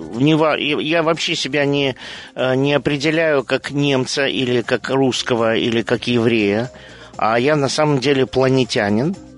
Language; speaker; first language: Russian; early bilingual, heritage; Russian